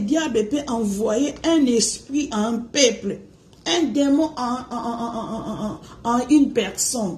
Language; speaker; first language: French; non-native, local second language; Lingala